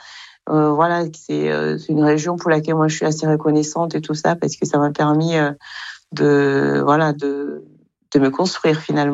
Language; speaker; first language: French; non-native, local second language; Kinyarwanda